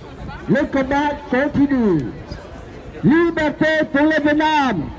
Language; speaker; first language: French; non-native, fluent; Vietnamese